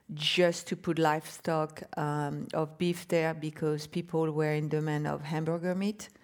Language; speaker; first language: English; non-native, fluent; French